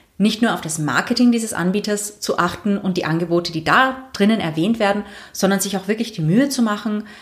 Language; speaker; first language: German; native; German